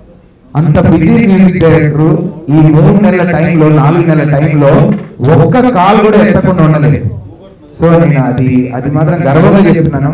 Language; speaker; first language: Telugu; native; Telugu